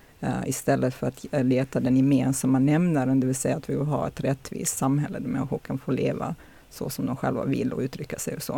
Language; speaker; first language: Swedish; native; Swedish